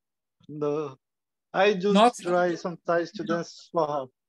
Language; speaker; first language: English; non-native, learner; Portuguese